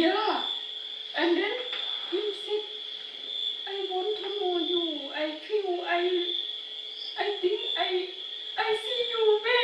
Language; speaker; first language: English; non-native, learner; Thai